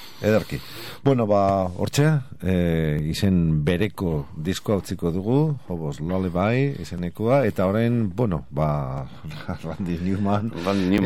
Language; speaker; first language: Basque; native; Basque